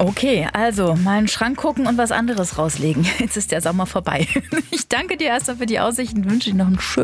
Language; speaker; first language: German; native; German